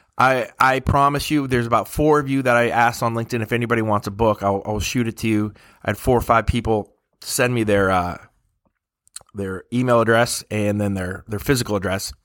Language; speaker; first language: English; native; English